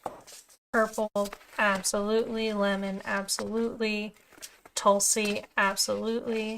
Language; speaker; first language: English; native; English